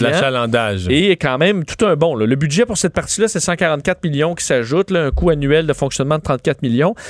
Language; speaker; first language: French; native; French